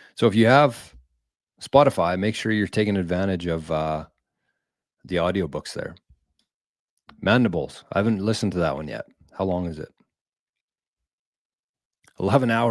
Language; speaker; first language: English; native; English